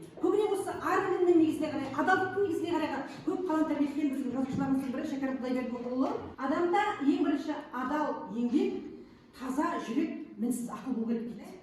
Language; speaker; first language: Kazakh; native; Kazakh